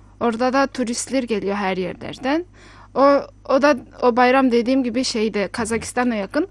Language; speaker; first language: Turkish; non-native, fluent; Mongolian